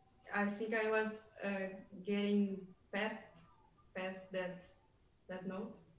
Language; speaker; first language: English; non-native, learner; Portuguese